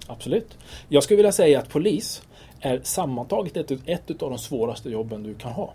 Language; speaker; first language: Swedish; native; Swedish